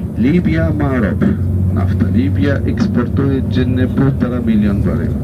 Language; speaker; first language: Polish; non-native, learner; Arabic